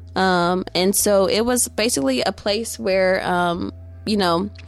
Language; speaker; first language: English; native; English